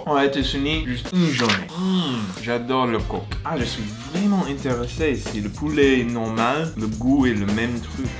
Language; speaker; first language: French; non-native, learner; English